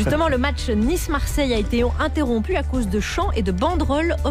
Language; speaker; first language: French; native; French